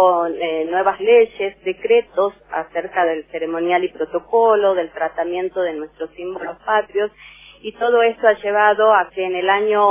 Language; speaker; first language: Spanish; native; Spanish